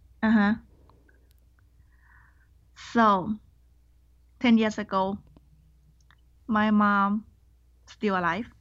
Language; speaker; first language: English; non-native, learner; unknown